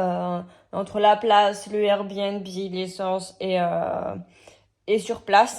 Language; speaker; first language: French; native; French